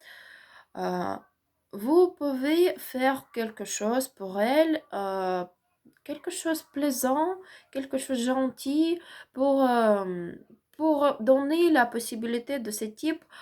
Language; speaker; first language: French; non-native, learner; Ukrainian